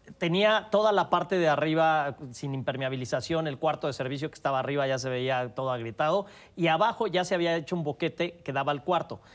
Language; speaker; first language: Spanish; native; Spanish